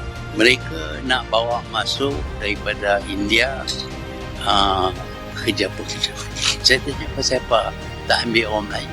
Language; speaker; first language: Malay; native; Malay